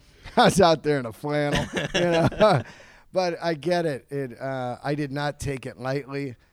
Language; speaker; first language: English; native; English